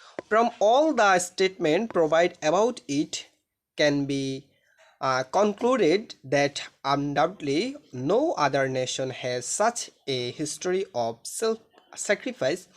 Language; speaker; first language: English; non-native, local second language; Bangla